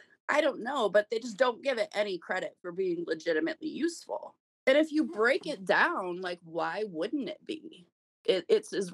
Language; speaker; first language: English; native; English